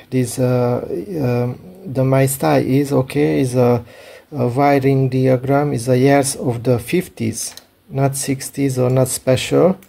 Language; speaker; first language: English; non-native, learner; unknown